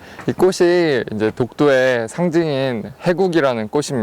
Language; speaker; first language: Korean; native; Korean